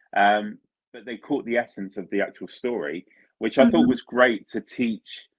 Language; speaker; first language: English; early bilingual, other home language; Italian